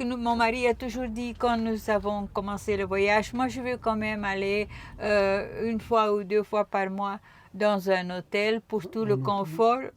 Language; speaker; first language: French; non-native, local second language; Dutch